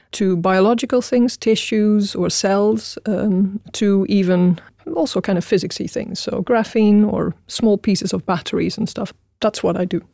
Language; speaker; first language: English; non-native, fluent; Dutch